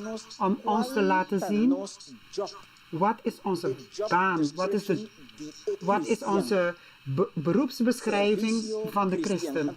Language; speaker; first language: Dutch; non-native, local second language; Papiamento